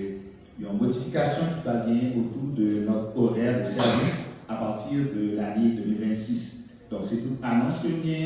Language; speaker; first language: French; non-native, local second language; Haitian Creole